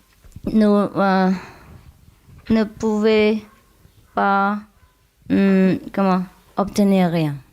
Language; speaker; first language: French; non-native, learner; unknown